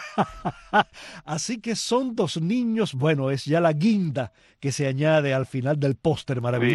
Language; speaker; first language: Spanish; native; Spanish